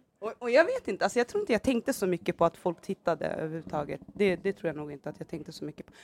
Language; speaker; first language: Swedish; early bilingual, other home language; Somali